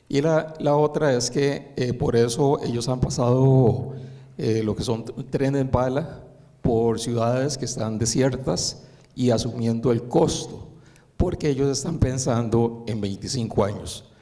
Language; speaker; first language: Spanish; early bilingual, other home language; Chinese